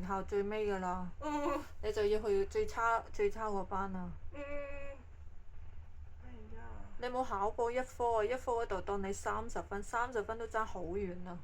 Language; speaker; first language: Cantonese; native; Cantonese